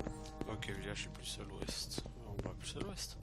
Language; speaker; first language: French; native; French